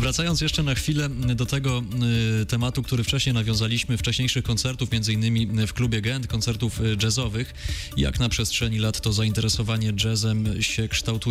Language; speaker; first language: Polish; native; Polish